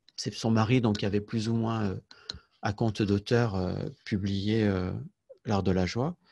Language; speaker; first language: French; native; French